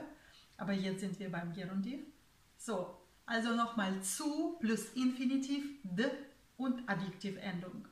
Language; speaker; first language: German; non-native, fluent; Russian